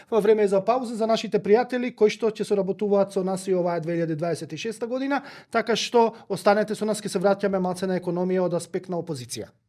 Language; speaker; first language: Macedonian; native; Macedonian